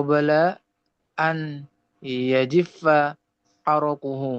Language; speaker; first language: Arabic; non-native, learner; Indonesian